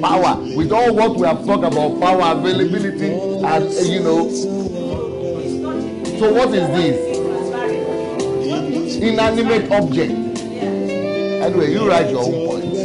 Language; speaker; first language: English; non-native, local second language; Yoruba